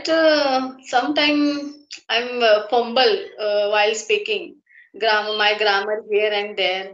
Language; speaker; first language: English; non-native, learner; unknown